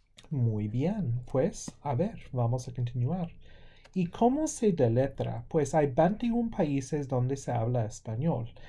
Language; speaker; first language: Spanish; non-native, fluent; English